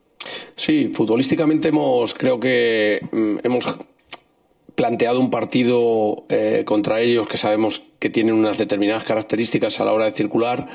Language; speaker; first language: Spanish; native; Spanish